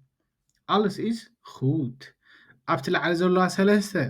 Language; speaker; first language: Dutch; non-native, learner; Tigrinya